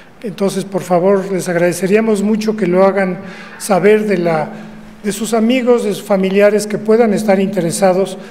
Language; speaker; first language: Spanish; native; Spanish